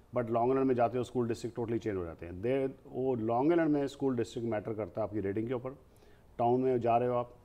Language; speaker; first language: Hindi; native; Hindi